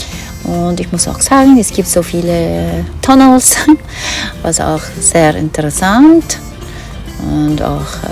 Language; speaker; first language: German; non-native, fluent; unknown